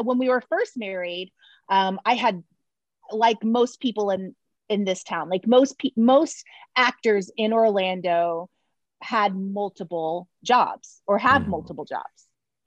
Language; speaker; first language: English; native; English